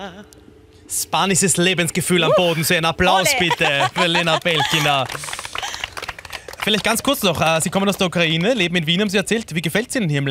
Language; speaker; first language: German; native; German